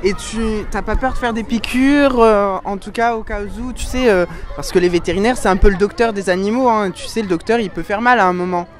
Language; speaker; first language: French; native; French